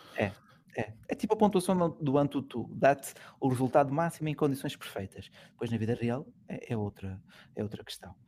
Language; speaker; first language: Portuguese; native; Portuguese